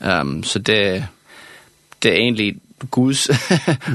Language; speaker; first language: Danish; non-native, fluent; English